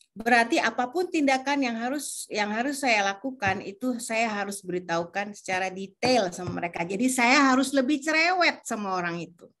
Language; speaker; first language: Indonesian; native; Indonesian